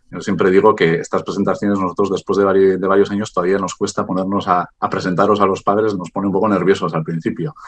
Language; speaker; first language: Spanish; non-native, local second language; Basque